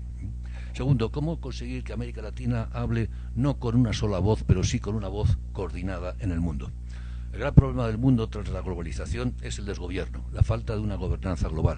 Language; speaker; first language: Spanish; native; Spanish